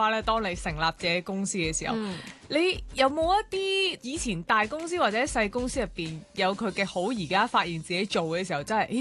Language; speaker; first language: Cantonese; native; Cantonese